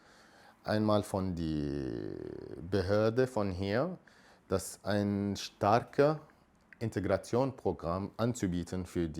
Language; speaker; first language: German; non-native, learner; Arabic